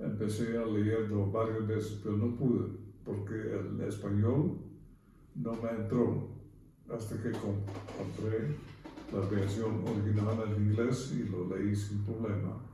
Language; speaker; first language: Spanish; non-native, fluent; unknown